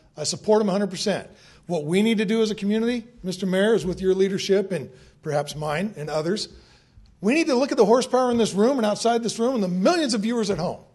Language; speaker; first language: English; native; English